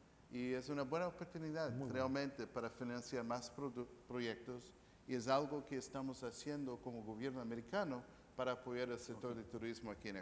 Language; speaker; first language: Spanish; non-native, fluent; English